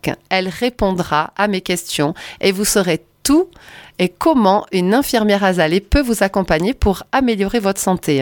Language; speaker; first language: French; native; French